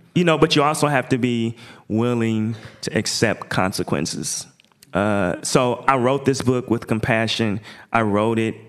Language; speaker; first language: English; native; English